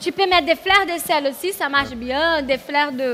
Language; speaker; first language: French; non-native, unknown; Portuguese